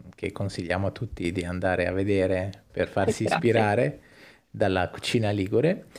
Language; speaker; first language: Italian; native; Italian